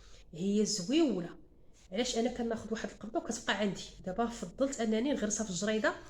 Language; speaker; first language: Arabic; native; Arabic